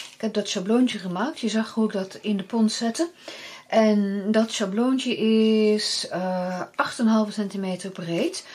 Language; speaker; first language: Dutch; native; Dutch